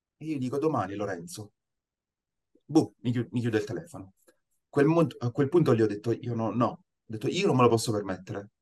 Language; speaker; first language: Italian; native; Italian